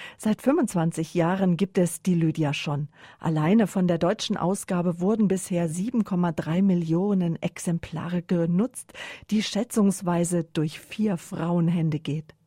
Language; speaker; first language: German; native; German